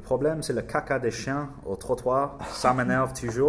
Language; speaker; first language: French; non-native, learner; English